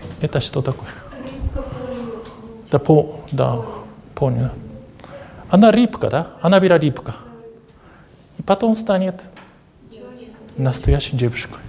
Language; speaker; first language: Russian; non-native, fluent; Japanese